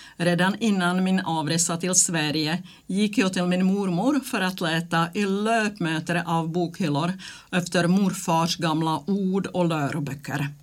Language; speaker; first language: Swedish; non-native, fluent; Czech